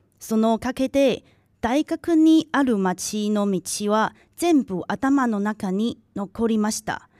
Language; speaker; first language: Japanese; non-native, local second language; Chinese